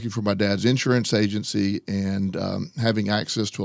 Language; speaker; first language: English; native; English